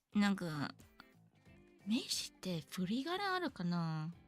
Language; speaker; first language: Japanese; non-native, learner; English